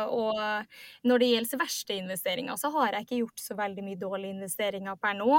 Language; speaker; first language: Norwegian; native; Norwegian